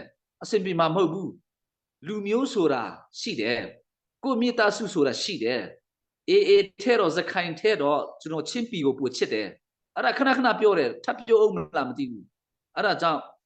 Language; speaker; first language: Burmese; non-native, local second language; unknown